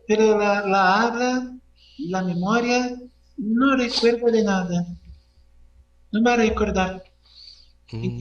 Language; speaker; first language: Spanish; non-native, learner; Portuguese